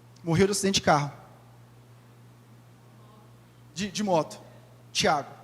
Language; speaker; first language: Portuguese; native; Portuguese